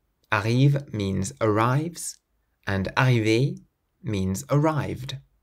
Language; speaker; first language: English; native; English